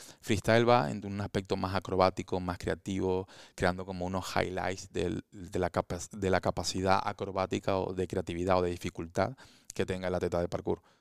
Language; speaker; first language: Spanish; native; Spanish